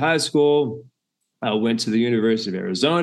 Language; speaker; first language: English; native; English